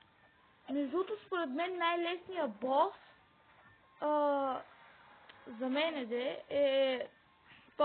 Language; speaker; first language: Bulgarian; native; Bulgarian